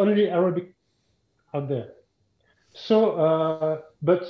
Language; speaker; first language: English; non-native, fluent; French